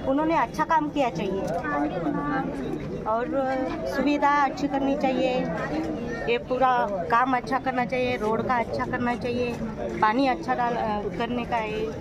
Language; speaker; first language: Hindi; non-native, local second language; Marathi